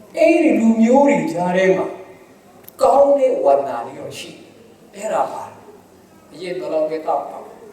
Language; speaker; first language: Burmese; non-native, local second language; Hakha Chin